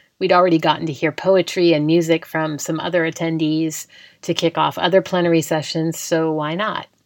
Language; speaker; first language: English; native; English